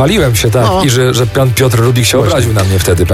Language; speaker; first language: Polish; native; Polish